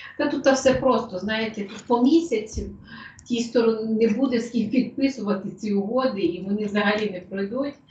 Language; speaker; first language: Ukrainian; non-native, local second language; Russian